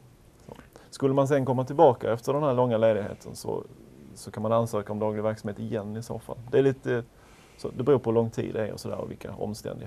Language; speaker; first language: Swedish; native; Swedish